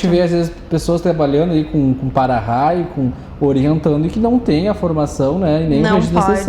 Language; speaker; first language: Portuguese; native; Portuguese